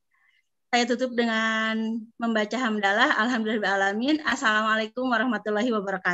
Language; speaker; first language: Indonesian; native; Indonesian